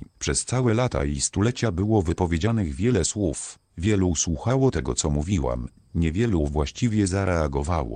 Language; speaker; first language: Polish; native; Polish